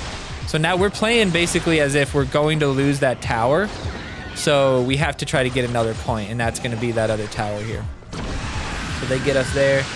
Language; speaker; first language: English; native; English